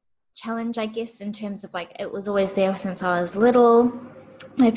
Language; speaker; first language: English; native; English